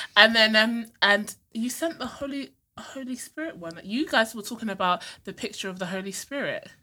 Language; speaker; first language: English; native; English